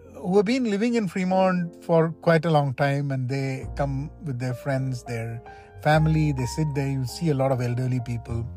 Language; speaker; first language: English; non-native, local second language; Malayalam